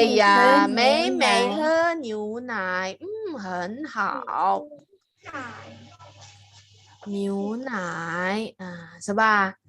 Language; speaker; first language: Chinese; non-native, fluent; Indonesian